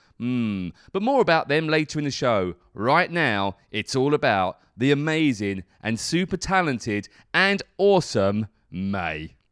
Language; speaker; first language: English; native; English